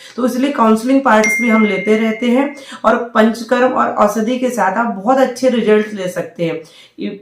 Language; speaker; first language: Hindi; native; Hindi